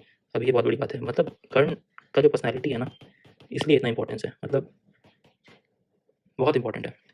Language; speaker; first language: Hindi; native; Hindi